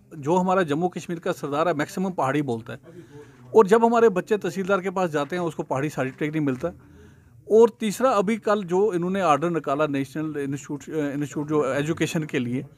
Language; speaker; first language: Hindi; non-native, local second language; Punjabi